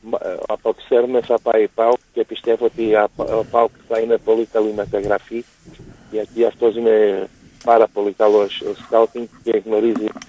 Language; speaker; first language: Greek; non-native, learner; Portuguese